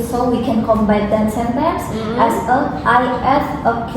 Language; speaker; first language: English; non-native, learner; Indonesian